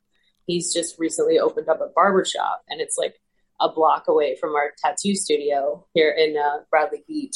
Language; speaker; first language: English; native; English